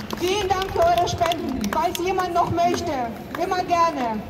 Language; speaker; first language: German; non-native, fluent; Ukrainian